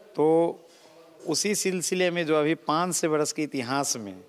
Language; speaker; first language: Hindi; non-native, local second language; Maithili